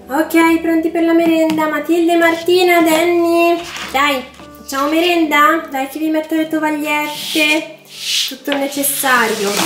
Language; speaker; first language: Italian; native; Italian